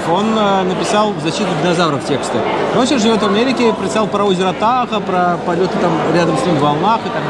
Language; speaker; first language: Russian; native; Russian